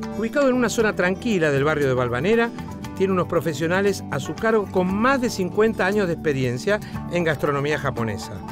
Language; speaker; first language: Spanish; native; Spanish